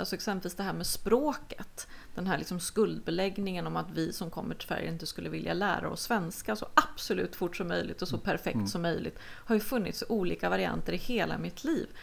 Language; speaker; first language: Swedish; early bilingual, other home language; Spanish